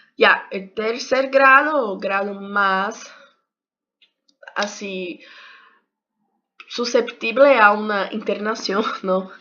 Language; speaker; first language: Spanish; non-native, learner; Portuguese